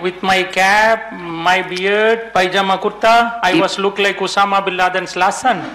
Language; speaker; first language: English; non-native, local second language; Malayalam